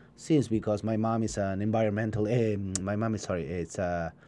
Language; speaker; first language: English; non-native, learner; Spanish